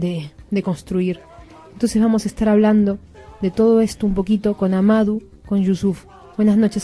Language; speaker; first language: Spanish; native; Spanish